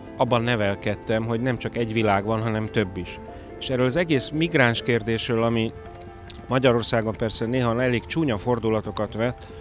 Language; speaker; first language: Hungarian; early bilingual, other home language; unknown